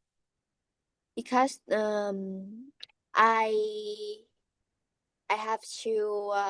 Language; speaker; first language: English; non-native, learner; Vietnamese